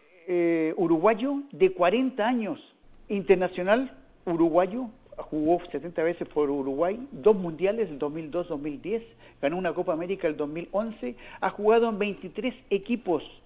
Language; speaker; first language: Spanish; native; Spanish